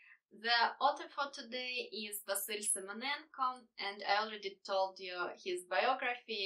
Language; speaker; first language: English; non-native, fluent; Ukrainian